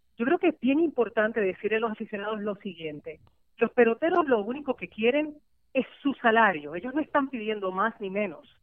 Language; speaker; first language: Spanish; native; Spanish